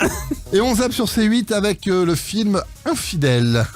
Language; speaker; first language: French; native; French